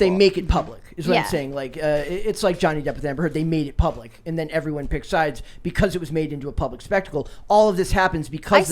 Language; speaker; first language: English; native; English